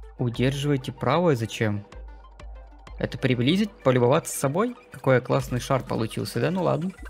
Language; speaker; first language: Russian; native; Russian